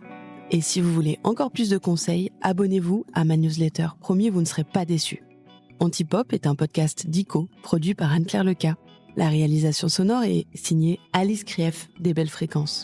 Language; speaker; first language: French; native; French